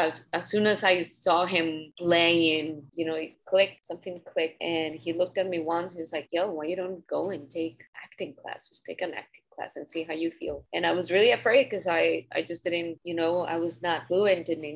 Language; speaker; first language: English; non-native, fluent; Spanish